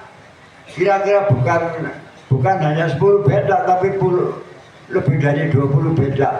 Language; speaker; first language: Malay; non-native, local second language; Javanese